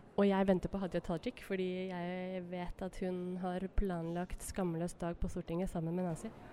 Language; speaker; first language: Norwegian; native; Norwegian